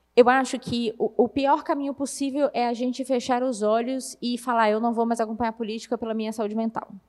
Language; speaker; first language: Portuguese; native; Portuguese